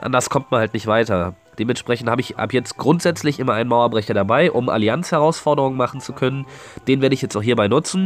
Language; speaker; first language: German; native; German